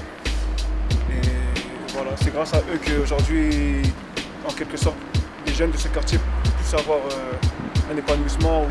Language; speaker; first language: French; native; French